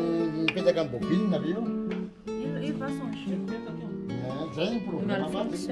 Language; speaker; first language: French; non-native, local second language; Malagasy